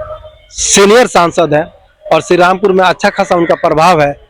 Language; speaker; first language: Hindi; native; Hindi